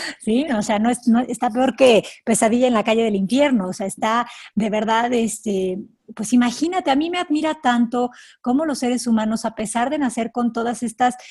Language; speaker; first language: Spanish; native; Spanish